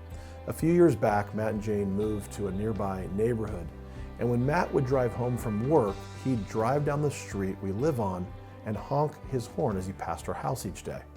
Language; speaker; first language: English; native; English